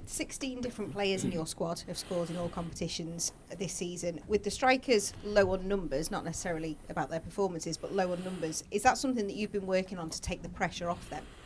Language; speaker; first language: English; native; English